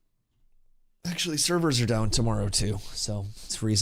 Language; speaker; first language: English; native; English